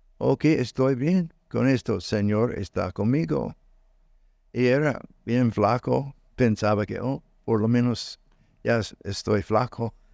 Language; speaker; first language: Spanish; non-native, learner; English